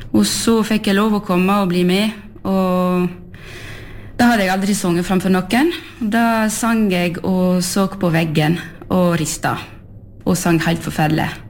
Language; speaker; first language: Norwegian; early bilingual, heritage; French